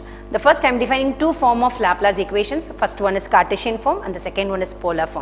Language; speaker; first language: English; non-native, local second language; Tamil